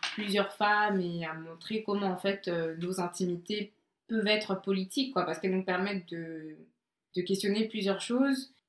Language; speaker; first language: French; native; French